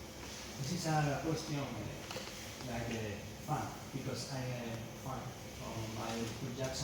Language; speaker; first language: English; non-native, learner; Spanish